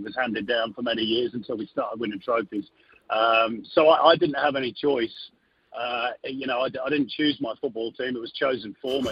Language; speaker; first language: English; native; English